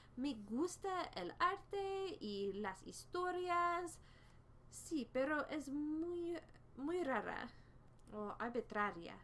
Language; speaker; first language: Spanish; non-native, fluent; English